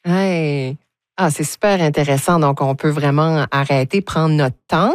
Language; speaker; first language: French; native; French